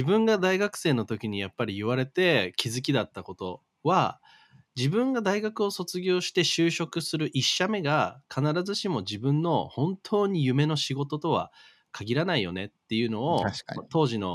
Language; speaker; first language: Japanese; native; Japanese